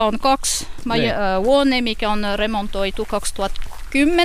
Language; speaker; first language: Finnish; non-native, learner; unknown